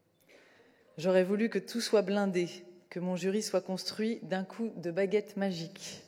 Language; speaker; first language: French; native; French